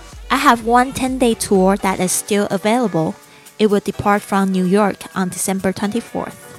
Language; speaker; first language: English; non-native, fluent; Chinese